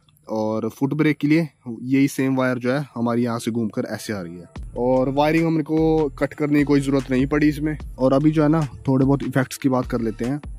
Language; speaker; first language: Hindi; native; Hindi